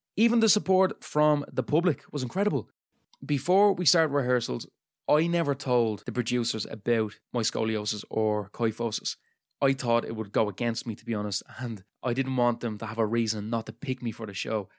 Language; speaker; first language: English; native; English